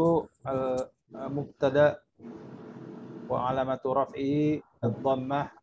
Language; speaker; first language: Arabic; non-native, learner; Indonesian